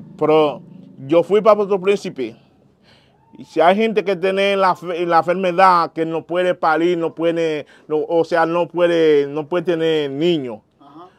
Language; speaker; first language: Spanish; non-native, learner; Haitian Creole